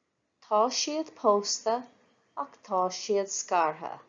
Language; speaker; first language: Irish; non-native, fluent; English